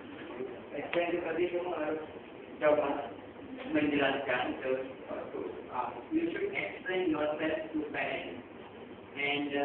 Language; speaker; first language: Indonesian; non-native, learner; Hindi